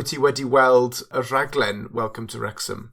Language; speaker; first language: Welsh; non-native, local second language; English